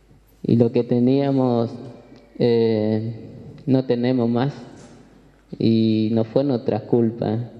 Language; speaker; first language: Spanish; non-native, local second language; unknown